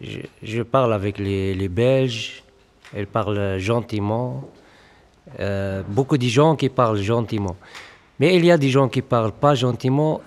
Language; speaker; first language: French; non-native, learner; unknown